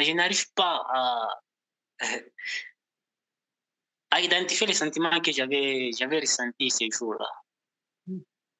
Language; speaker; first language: French; non-native, local second language; Portuguese